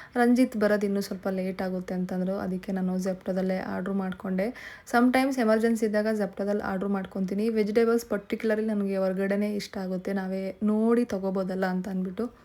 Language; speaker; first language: Kannada; native; Kannada